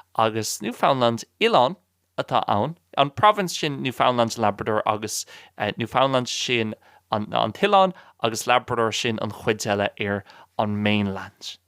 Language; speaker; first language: Irish; non-native, local second language; English